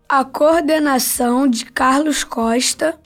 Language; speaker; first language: Portuguese; native; Portuguese